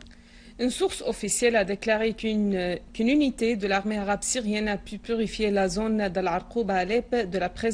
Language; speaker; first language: French; non-native, fluent; Arabic